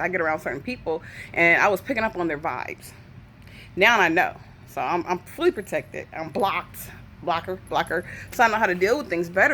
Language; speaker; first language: English; native; English